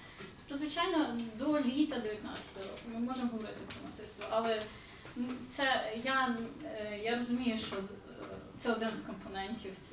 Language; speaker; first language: Ukrainian; early bilingual, heritage; Ukrainian